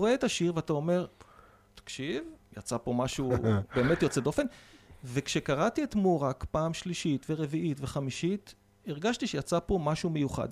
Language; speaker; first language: Hebrew; native; Hebrew